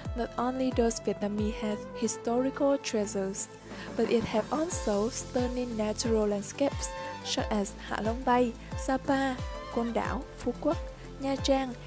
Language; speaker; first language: English; non-native, fluent; Vietnamese